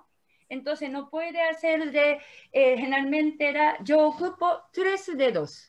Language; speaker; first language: Spanish; non-native, learner; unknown